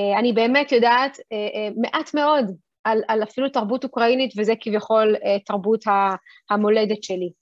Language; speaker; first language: Hebrew; early bilingual, other home language; Russian